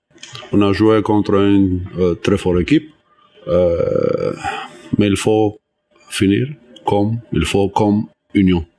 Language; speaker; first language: French; non-native, learner; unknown